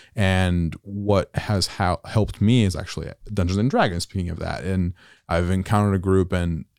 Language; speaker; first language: English; non-native, fluent; Italian